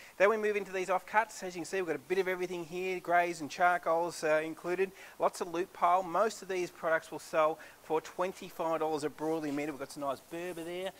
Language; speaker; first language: English; native; English